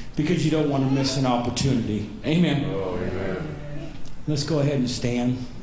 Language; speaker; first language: English; native; English